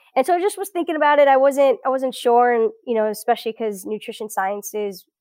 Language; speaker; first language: English; early bilingual, other home language; Portuguese